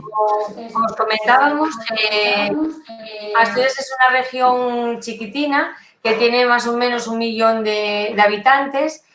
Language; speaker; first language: Spanish; native; Spanish